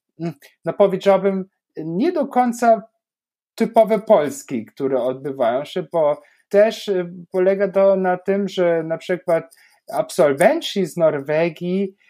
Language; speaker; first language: Polish; non-native, fluent; German